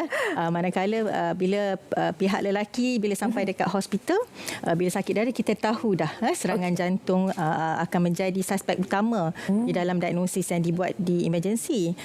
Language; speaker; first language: Malay; native; Malay